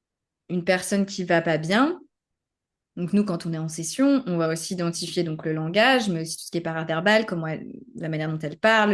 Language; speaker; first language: French; native; French